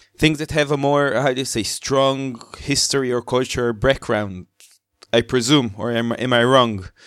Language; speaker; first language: English; non-native, fluent; Hebrew